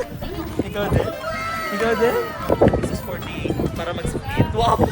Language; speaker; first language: Filipino; non-native, local second language; Bikol